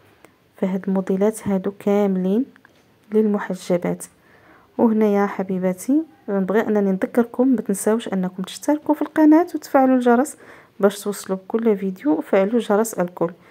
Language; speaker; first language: Arabic; native; Arabic